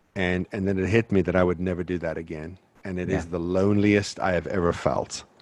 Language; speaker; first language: English; native; English